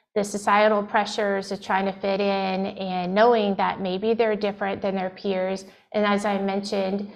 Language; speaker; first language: English; native; English